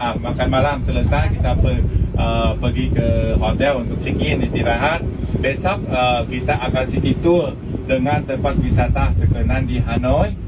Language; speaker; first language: Indonesian; non-native, learner; Vietnamese